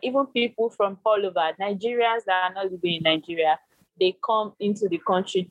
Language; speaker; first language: English; non-native, local second language; Yoruba